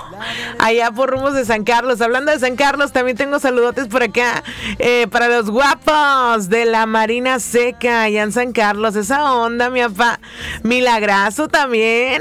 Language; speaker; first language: Spanish; native; Spanish